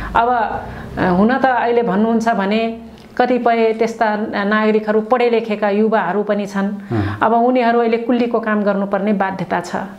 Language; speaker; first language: Nepali; non-native, local second language; Rana Tharu